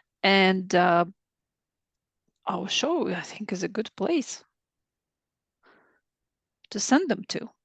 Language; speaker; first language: English; non-native, fluent; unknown